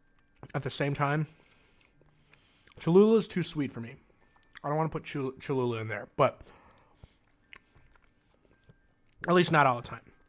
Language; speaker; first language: English; native; English